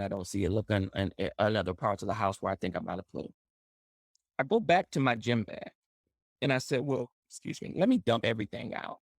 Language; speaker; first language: English; native; English